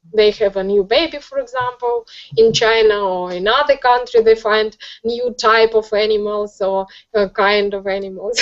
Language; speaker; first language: English; non-native, learner; Russian